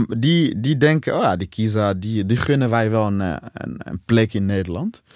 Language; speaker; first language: Dutch; non-native, fluent; Swahili